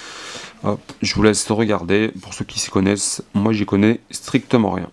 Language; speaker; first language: French; native; French